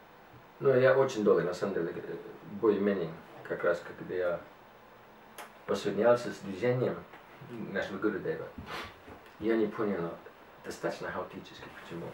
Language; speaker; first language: Russian; non-native, fluent; English